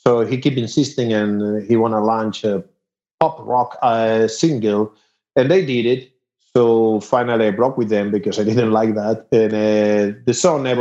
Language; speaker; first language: English; non-native, fluent; Spanish